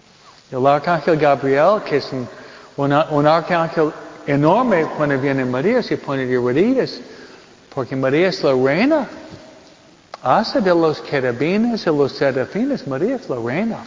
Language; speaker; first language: Spanish; non-native, fluent; English